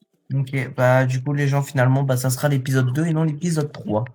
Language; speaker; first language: French; native; French